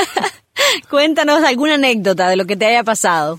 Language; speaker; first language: Spanish; native; Spanish